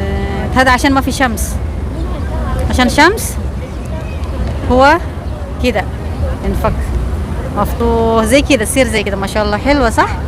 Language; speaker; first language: Arabic; non-native, local second language; Indonesian